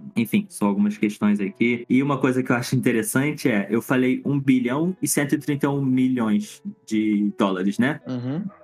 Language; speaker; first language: Portuguese; native; Portuguese